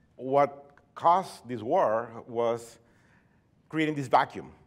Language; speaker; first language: English; non-native, fluent; Spanish